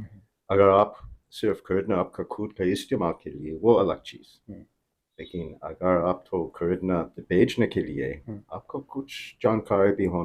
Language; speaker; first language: Hindi; non-native, fluent; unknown